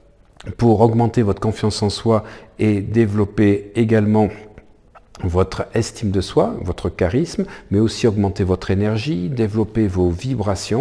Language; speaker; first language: French; native; French